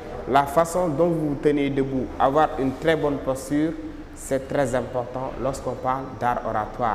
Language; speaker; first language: French; non-native, local second language; Wolof